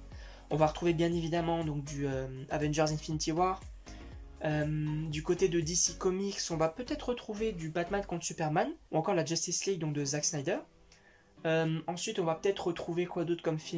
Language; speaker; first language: French; native; French